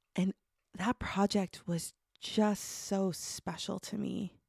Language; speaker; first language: English; native; English